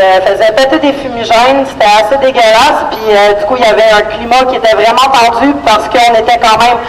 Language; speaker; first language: French; native; French